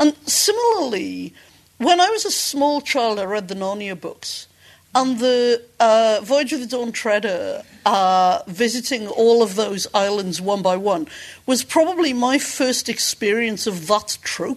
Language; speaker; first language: English; native; English